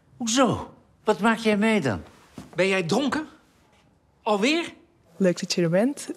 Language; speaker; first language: Dutch; native; Dutch